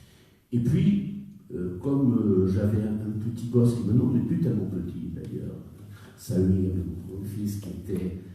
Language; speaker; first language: French; native; French